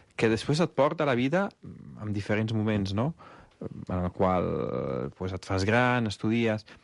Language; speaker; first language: Catalan; non-native, fluent; Italian